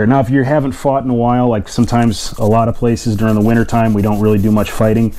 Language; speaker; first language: English; native; English